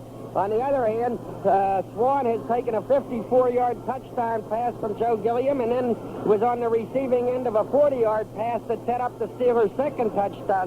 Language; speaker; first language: English; native; English